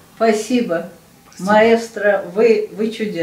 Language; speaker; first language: Russian; native; Russian